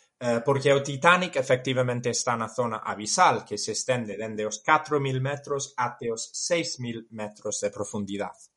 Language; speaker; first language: Galician; non-native, fluent; English